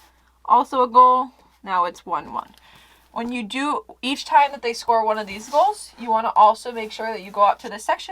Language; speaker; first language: English; native; English